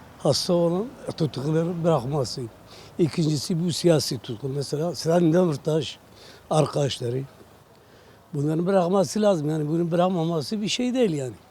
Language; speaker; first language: Turkish; non-native, local second language; Kurdish